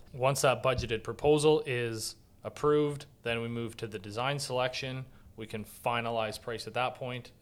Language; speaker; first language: English; native; English